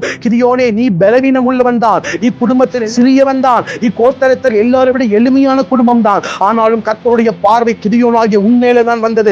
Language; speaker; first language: Tamil; native; Tamil